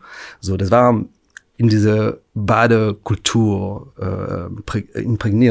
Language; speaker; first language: German; non-native, fluent; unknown